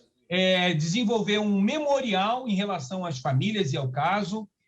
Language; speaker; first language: Portuguese; native; Portuguese